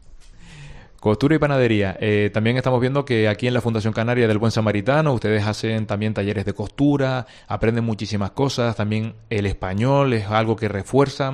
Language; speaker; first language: Spanish; native; Spanish